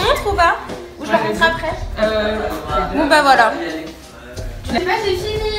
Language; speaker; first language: French; native; French